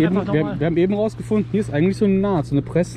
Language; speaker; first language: German; native; German